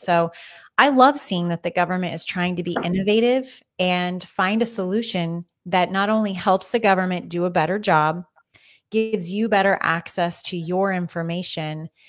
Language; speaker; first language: English; native; English